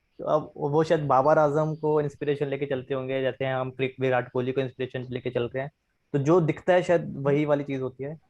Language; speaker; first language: Hindi; native; Hindi